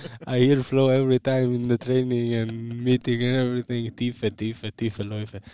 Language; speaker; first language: English; non-native, fluent; Albanian